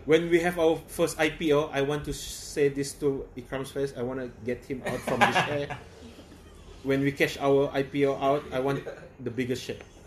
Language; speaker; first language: English; non-native, local second language; Malay